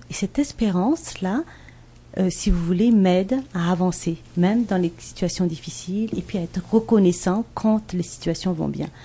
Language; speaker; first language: French; non-native, local second language; Malagasy